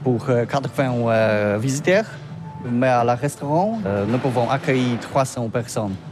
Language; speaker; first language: French; non-native, learner; Polish